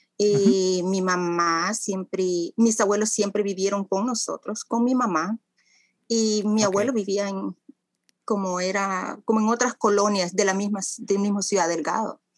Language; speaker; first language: Spanish; native; Spanish